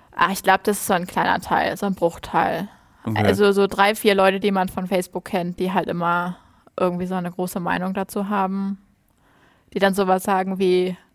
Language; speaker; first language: German; native; German